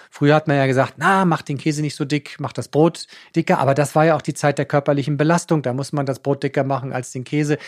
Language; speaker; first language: German; native; German